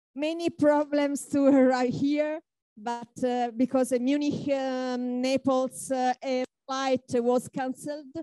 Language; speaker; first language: English; non-native, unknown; Italian